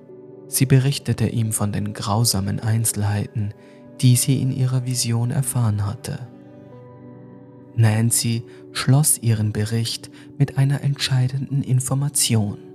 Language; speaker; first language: German; native; German